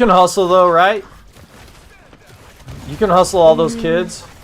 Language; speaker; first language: English; native; English